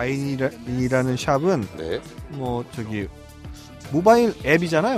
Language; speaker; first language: Korean; native; Korean